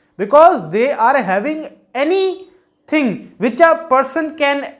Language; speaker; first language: English; non-native, local second language; Punjabi